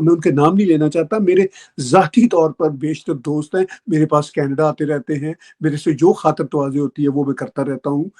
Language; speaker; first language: Urdu; native; Urdu